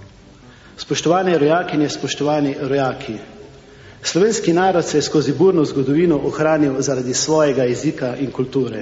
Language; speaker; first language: Slovenian; native; Slovenian